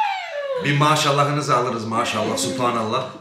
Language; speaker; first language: Turkish; native; Turkish